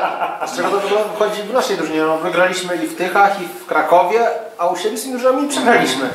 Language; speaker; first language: Polish; native; Polish